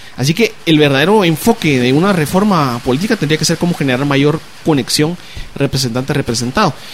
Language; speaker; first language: Spanish; native; Spanish